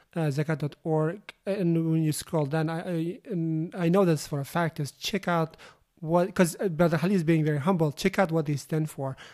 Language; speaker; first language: English; non-native, fluent; Uzbek